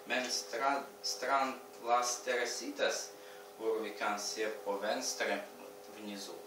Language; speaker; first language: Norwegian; non-native, learner; Russian